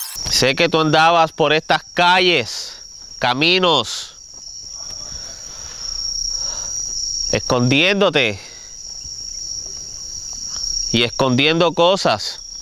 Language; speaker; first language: Spanish; early bilingual, heritage; Spanish